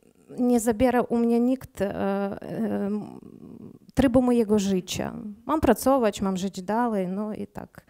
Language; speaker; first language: Polish; non-native, learner; Ukrainian